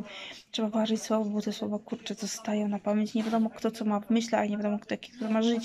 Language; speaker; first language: Polish; native; Polish